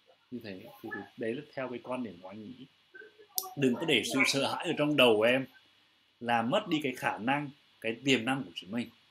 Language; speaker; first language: Vietnamese; native; Vietnamese